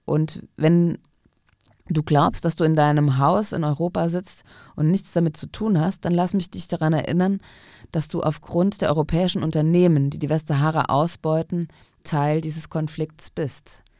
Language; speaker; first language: German; non-native, fluent; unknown